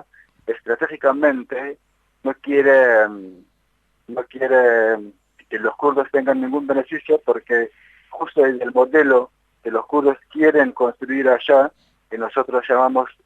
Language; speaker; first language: Spanish; non-native, fluent; Kurdish